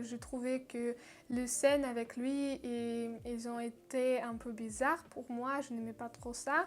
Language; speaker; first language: French; non-native, learner; Russian